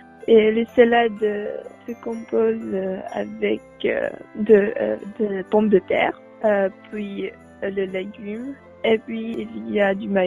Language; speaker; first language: French; non-native, learner; Czech